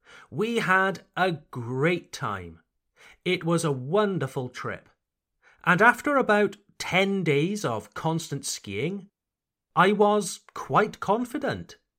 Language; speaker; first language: English; native; English